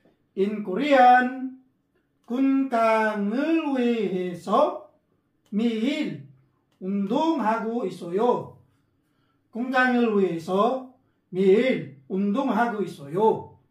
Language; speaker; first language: Korean; non-native, fluent; Filipino